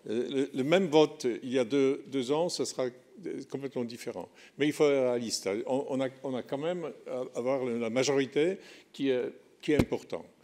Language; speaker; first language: French; non-native, fluent; Polish